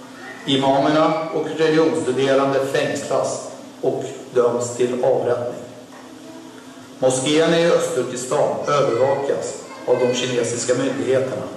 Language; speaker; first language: Swedish; non-native, fluent; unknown